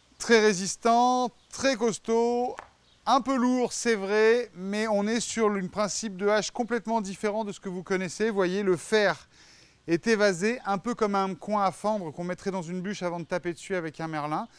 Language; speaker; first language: French; native; French